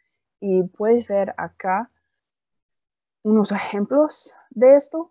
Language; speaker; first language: Spanish; non-native, fluent; English